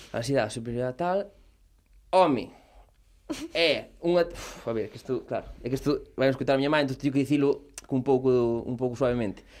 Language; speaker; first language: Galician; non-native, local second language; Spanish